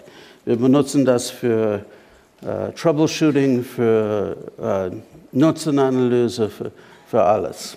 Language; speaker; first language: German; non-native, fluent; English